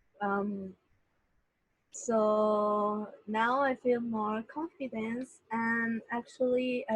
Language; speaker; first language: English; non-native, learner; Spanish